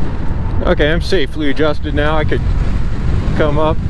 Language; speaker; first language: English; native; English